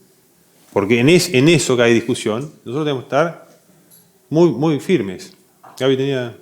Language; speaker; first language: Spanish; native; Spanish